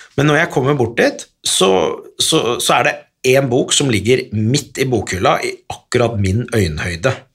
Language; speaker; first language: Norwegian; early bilingual, other home language; Arabic